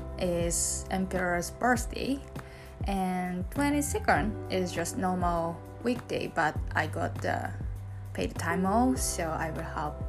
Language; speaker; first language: English; non-native, learner; Japanese